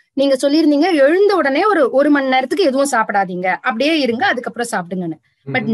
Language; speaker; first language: Tamil; native; Tamil